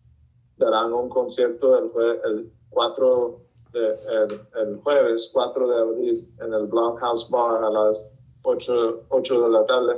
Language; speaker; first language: Spanish; early bilingual, heritage; Spanish